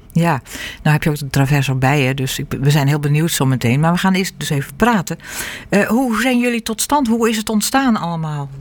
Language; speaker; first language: Dutch; native; Dutch